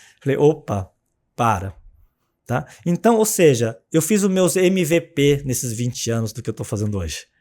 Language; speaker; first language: Portuguese; native; Portuguese